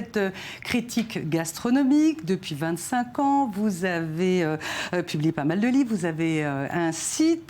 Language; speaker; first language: French; native; French